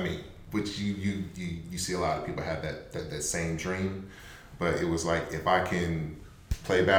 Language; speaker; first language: English; native; English